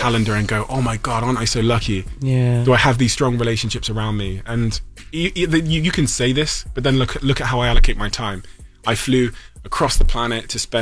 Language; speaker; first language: English; native; English